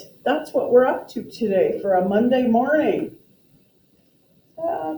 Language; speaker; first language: English; native; English